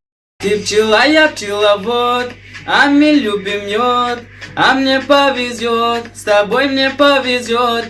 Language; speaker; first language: Russian; non-native, fluent; Tajik